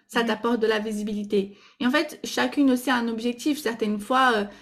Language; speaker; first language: French; non-native, fluent; Portuguese